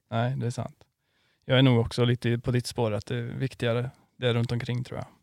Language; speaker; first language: Swedish; native; Swedish